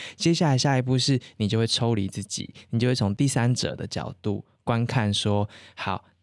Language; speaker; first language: Chinese; native; Chinese